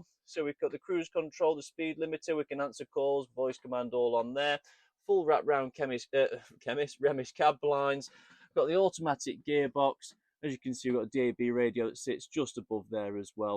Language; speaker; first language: English; native; English